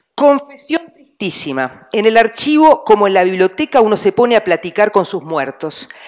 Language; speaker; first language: Spanish; native; Spanish